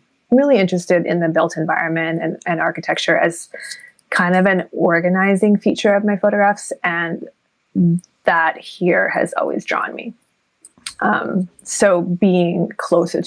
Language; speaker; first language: English; native; English